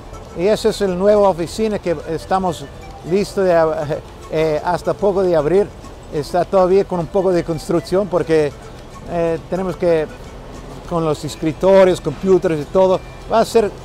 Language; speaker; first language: Spanish; non-native, fluent; English